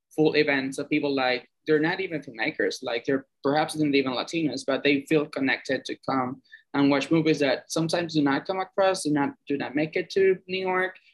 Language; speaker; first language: English; non-native, fluent; Spanish